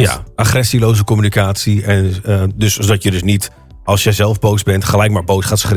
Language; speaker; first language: Dutch; native; Dutch